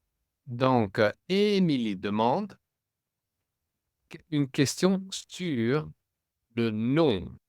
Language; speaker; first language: French; non-native, fluent; English